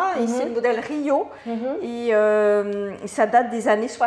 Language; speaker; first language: French; native; French